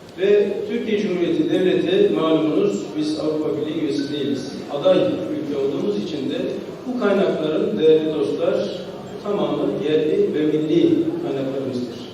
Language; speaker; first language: Turkish; early bilingual, heritage; Turkish